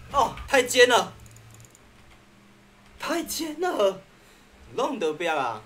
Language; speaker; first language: Chinese; native; Chinese